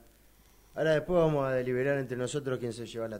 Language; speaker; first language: Spanish; native; Spanish